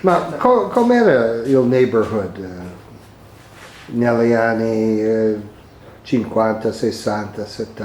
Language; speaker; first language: Italian; early bilingual, heritage; English